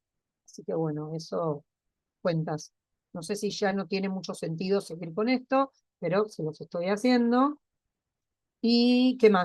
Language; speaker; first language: Spanish; native; Spanish